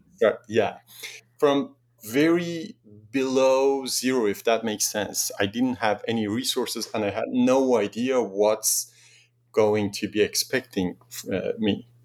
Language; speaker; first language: English; non-native, fluent; Persian